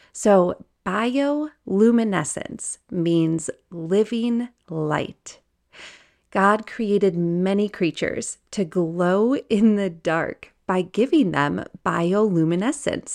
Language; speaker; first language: English; native; English